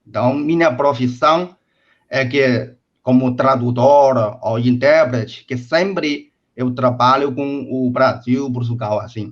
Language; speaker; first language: Portuguese; non-native, fluent; Chinese